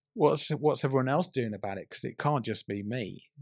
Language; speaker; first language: English; native; English